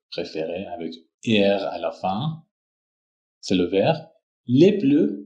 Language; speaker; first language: French; non-native, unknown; Persian